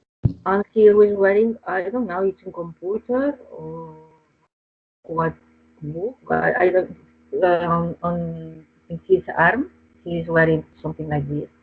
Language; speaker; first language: English; non-native, learner; Spanish